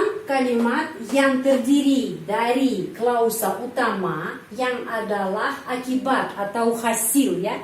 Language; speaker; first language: Indonesian; non-native, fluent; Russian